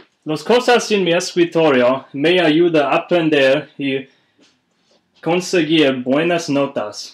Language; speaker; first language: Spanish; non-native, learner; English